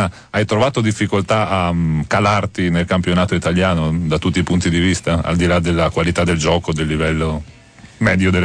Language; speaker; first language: Italian; native; Italian